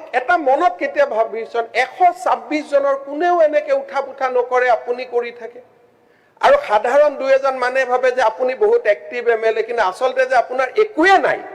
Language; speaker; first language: Assamese; native; Assamese